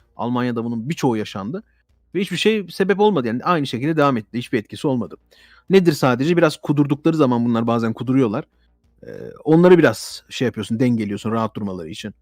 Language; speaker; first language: Turkish; early bilingual, heritage; Turkish